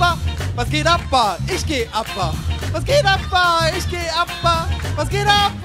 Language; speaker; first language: German; native; German